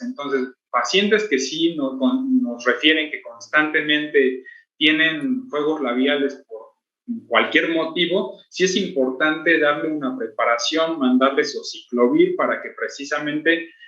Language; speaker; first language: Spanish; native; Spanish